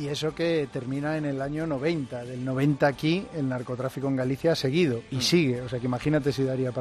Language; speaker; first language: Spanish; native; Spanish